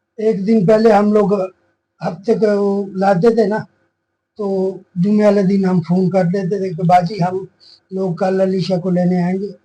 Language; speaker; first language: Urdu; non-native, local second language; Punjabi